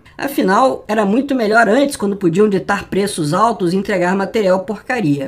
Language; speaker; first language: Portuguese; native; Portuguese